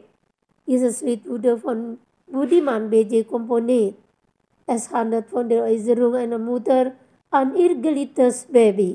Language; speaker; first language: German; non-native, fluent; Indonesian